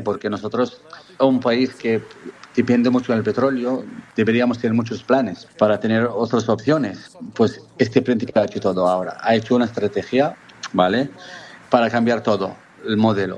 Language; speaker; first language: Spanish; non-native, fluent; Arabic